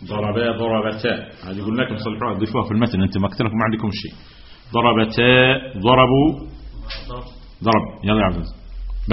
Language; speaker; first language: Arabic; native; Arabic